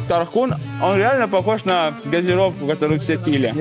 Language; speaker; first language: Russian; native; Russian